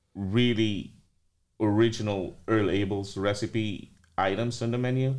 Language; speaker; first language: English; non-native, local second language; Filipino